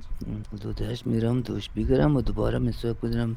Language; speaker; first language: Persian; non-native, learner; Urdu